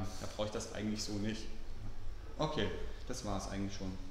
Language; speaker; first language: German; native; German